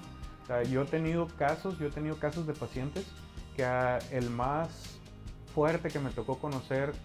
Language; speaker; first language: Spanish; native; Spanish